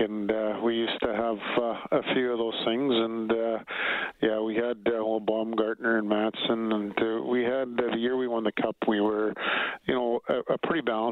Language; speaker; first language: English; native; English